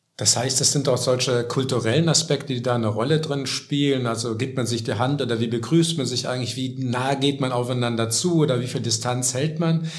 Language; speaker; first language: German; native; German